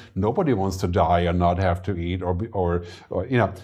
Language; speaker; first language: English; non-native, fluent; German